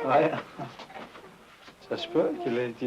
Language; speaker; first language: French; native; French